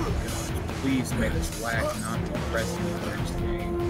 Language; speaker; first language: English; native; English